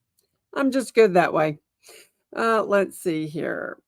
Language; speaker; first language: English; native; English